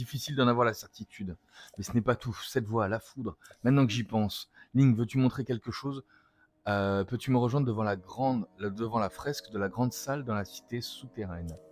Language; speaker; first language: French; native; French